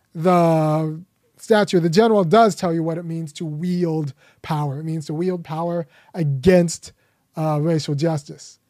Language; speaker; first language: English; early bilingual, other home language; Akan